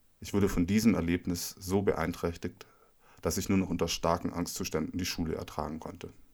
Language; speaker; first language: German; native; German